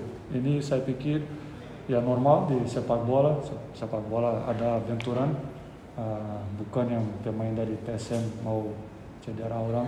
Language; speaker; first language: Indonesian; non-native, learner; Portuguese